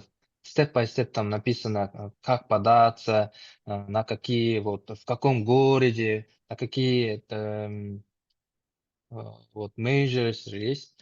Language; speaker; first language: Russian; non-native, local second language; Kazakh